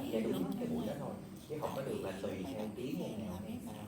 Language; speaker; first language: Vietnamese; native; Vietnamese